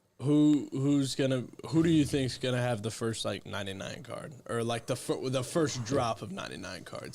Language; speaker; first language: English; native; English